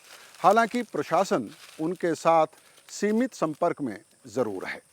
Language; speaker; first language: Hindi; native; Hindi